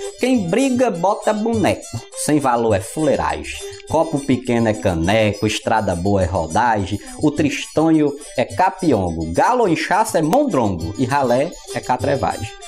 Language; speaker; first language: Portuguese; native; Portuguese